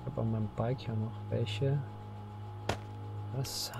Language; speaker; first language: German; native; German